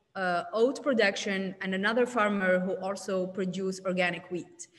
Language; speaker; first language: English; non-native, learner; Arabic